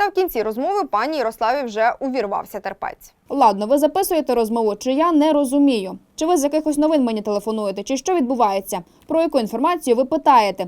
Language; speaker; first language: Ukrainian; native; Ukrainian